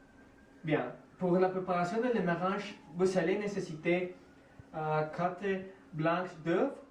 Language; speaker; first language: French; non-native, learner; Spanish